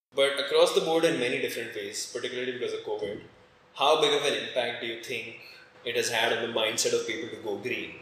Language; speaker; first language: English; non-native, local second language; Hindi